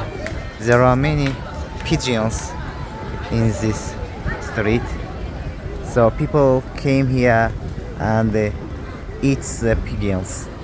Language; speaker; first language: English; non-native, learner; Azerbaijani